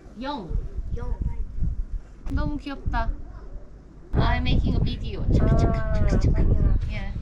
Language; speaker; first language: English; non-native, learner; Korean